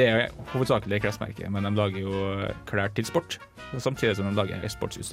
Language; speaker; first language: Norwegian; native; Norwegian